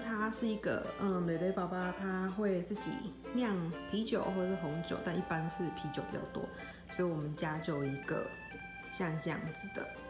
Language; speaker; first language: Chinese; native; Chinese